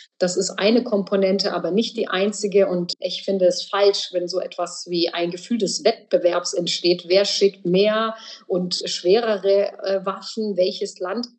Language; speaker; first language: German; early bilingual, other home language; Bosnian